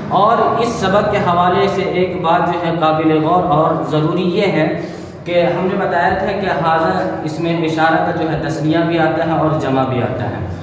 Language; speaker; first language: Urdu; native; Urdu